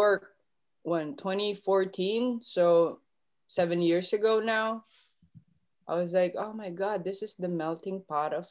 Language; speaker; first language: English; non-native, local second language; Filipino